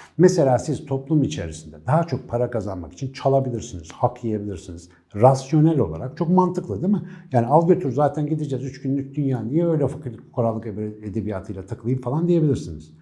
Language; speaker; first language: Turkish; native; Turkish